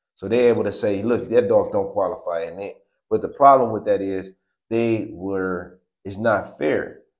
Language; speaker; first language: English; native; English